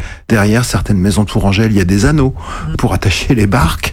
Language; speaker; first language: French; native; French